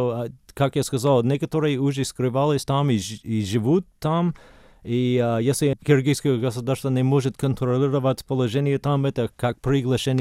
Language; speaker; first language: Russian; non-native, fluent; English